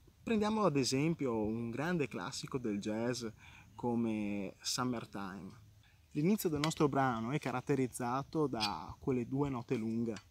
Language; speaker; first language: Italian; native; Italian